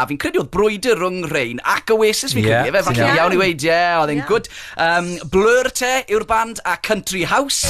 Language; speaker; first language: Welsh; native; Welsh